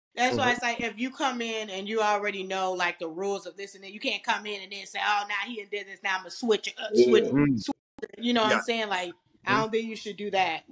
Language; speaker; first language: English; native; English